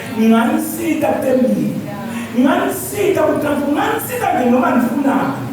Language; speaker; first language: Zulu; non-native, local second language; Swati